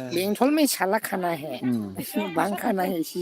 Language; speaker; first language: Hindi; non-native, local second language; Bodo